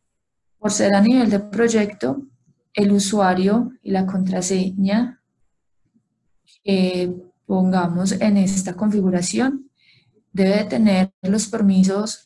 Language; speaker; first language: Spanish; native; Spanish